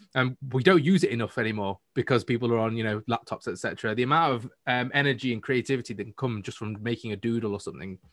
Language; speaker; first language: English; native; English